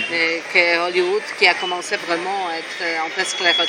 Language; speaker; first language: French; non-native, fluent; Polish